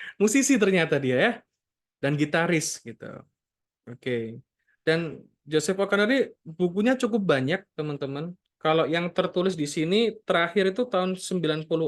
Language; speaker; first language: Indonesian; native; Indonesian